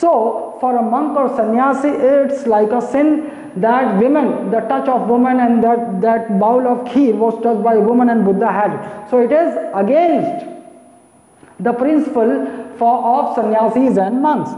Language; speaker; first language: English; non-native, local second language; Hindi